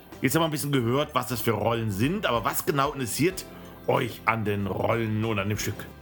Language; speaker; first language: German; native; German